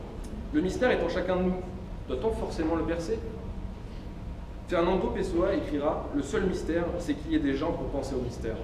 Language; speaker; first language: French; native; French